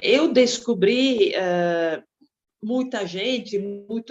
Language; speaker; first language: Portuguese; non-native, fluent; Italian